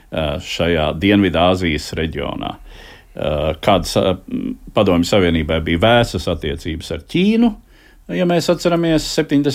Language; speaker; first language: Latvian; native; Latvian